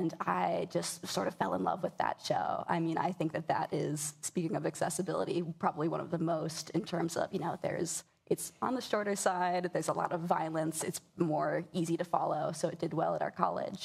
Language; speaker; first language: English; native; English